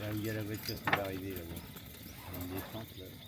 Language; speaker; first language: French; native; French